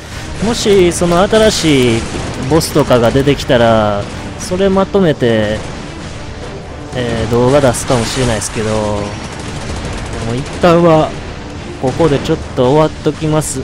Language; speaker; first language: Japanese; native; Japanese